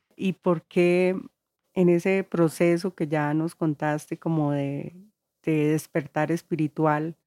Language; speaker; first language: Spanish; native; Spanish